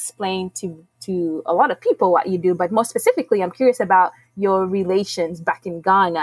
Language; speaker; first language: English; non-native, local second language; Ganda